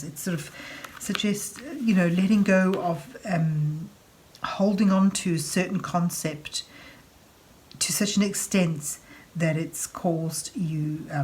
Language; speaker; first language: English; native; English